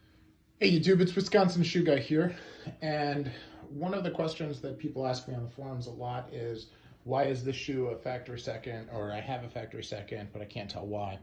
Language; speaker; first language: English; native; English